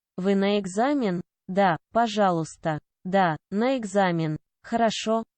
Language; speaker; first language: Russian; non-native, local second language; Turkmen